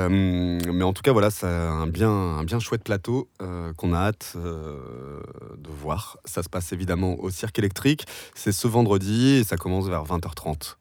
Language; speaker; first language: French; native; French